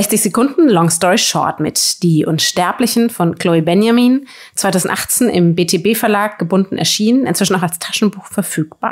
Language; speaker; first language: German; native; German